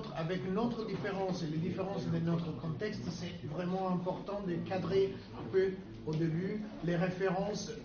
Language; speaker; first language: French; non-native, fluent; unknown